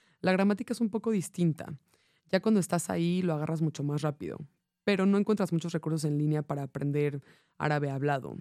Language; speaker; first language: Spanish; non-native, fluent; English